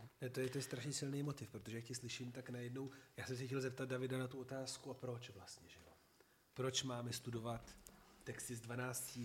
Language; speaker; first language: Czech; non-native, fluent; Italian